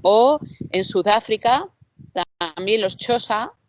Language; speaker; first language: Spanish; native; Spanish